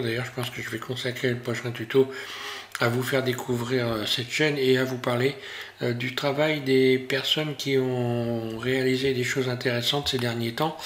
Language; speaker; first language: French; native; French